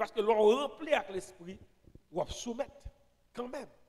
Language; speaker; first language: French; non-native, local second language; Haitian Creole